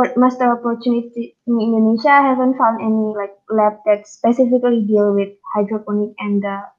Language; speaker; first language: English; non-native, fluent; Indonesian